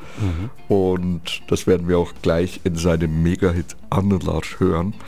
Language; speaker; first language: German; early bilingual, other home language; Turkish